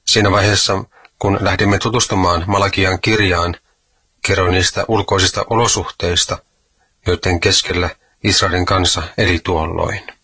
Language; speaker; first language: Finnish; native; Finnish